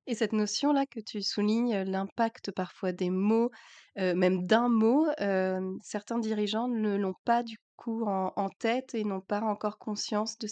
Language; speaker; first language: French; native; French